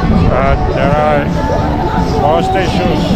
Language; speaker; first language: English; non-native, learner; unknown